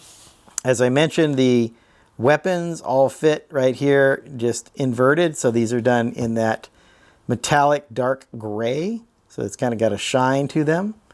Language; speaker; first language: English; native; English